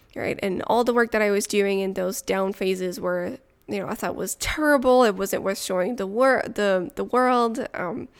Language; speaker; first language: English; non-native, fluent; French